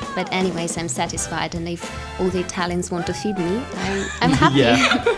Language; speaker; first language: English; non-native, fluent; Russian